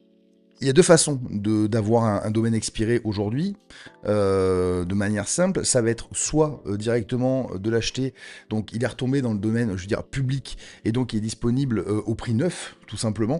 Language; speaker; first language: French; native; French